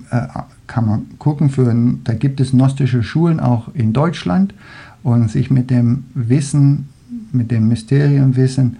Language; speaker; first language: German; non-native, fluent; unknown